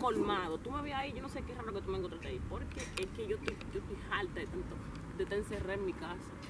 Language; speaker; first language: Spanish; native; Spanish